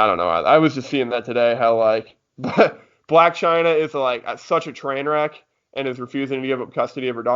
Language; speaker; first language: English; native; English